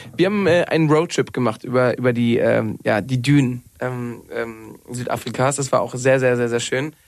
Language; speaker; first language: German; non-native, fluent; Spanish